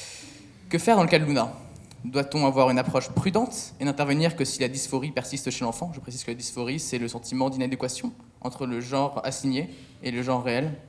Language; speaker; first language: French; native; French